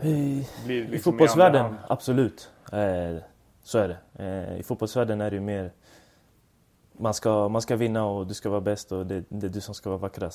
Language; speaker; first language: Swedish; early bilingual, other home language; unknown